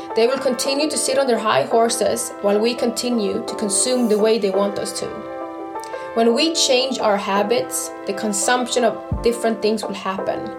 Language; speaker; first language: English; non-native, fluent; Swedish